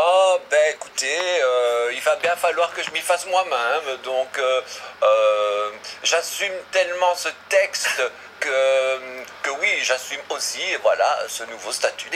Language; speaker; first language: French; native; French